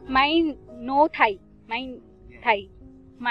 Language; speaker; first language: English; non-native, local second language; Hindi